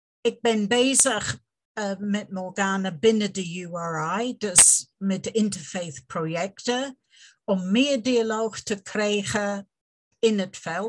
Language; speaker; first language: Dutch; non-native, fluent; English